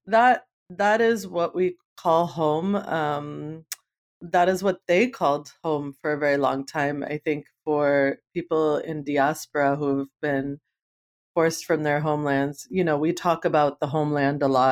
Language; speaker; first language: English; native; English